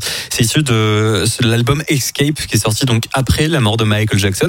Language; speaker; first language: French; native; French